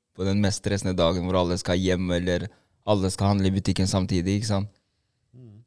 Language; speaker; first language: Norwegian; early bilingual, other home language; Albanian